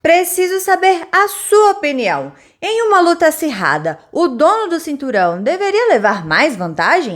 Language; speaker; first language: Portuguese; native; Portuguese